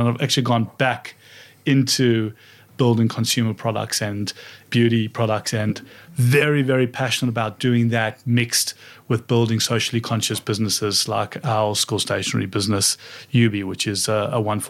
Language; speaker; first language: English; native; English